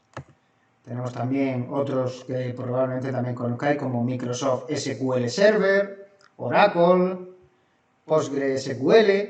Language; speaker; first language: Spanish; native; Spanish